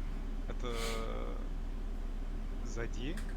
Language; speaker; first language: Russian; non-native, learner; English